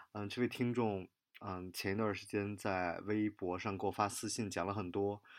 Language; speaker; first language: Chinese; native; Chinese